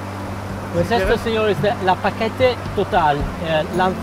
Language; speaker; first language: Spanish; non-native, learner; English